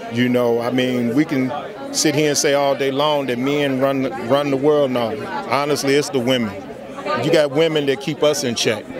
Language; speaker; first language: English; native; English